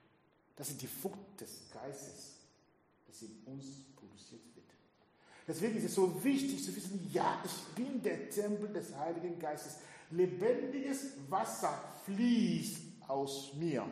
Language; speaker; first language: German; non-native, fluent; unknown